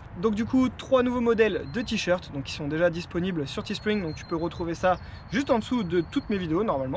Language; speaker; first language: French; native; French